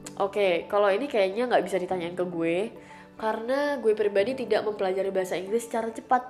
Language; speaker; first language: Indonesian; native; Indonesian